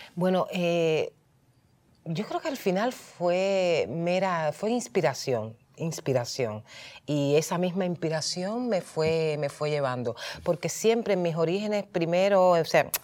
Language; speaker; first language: Spanish; native; Spanish